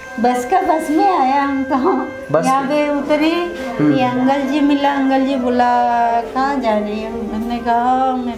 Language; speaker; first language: Hindi; early bilingual, other home language; Nepali